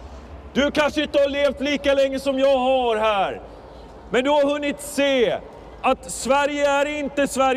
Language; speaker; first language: Swedish; non-native, fluent; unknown